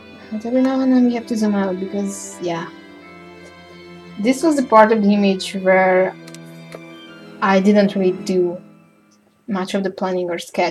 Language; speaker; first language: English; non-native, fluent; Hungarian